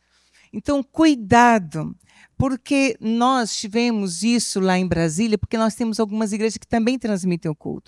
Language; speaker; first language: Portuguese; native; Portuguese